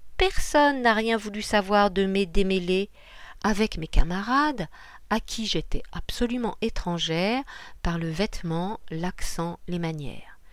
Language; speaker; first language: French; native; French